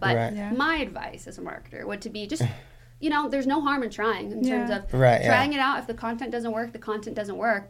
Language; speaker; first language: English; native; English